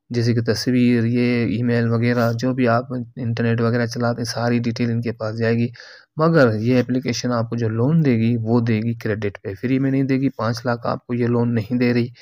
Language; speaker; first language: Urdu; native; Urdu